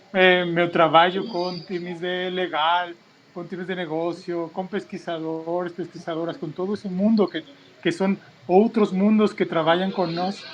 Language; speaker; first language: Portuguese; non-native, fluent; Spanish